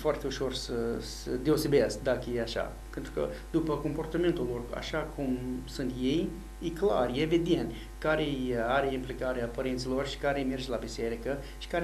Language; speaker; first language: Romanian; non-native, fluent; English